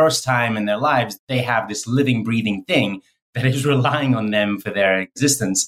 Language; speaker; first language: English; native; English